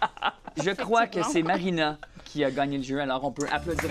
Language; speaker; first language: French; native; French